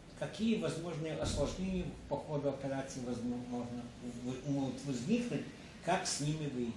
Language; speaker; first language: Russian; non-native, local second language; Ukrainian